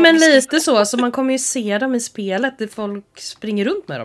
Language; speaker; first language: Swedish; native; Swedish